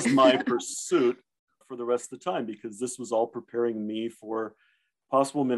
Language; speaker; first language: English; early bilingual, other home language; German